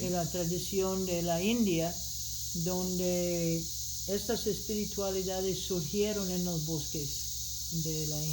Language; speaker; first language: Spanish; non-native, fluent; English